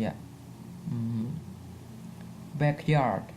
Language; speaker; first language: English; non-native, fluent; Vietnamese